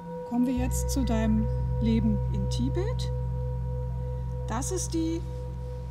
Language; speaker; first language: German; native; German